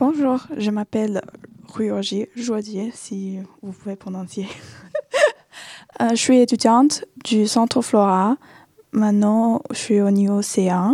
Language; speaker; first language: French; non-native, fluent; Chinese